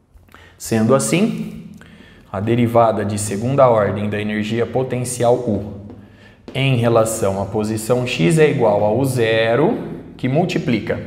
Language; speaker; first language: Portuguese; native; Portuguese